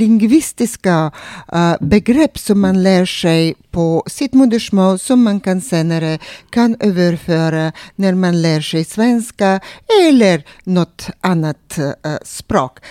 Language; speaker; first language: Swedish; non-native, fluent; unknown